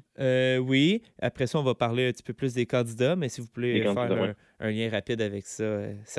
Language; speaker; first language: French; native; French